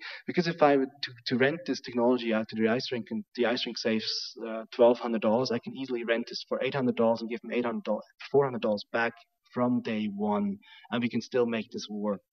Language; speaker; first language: English; non-native, fluent; German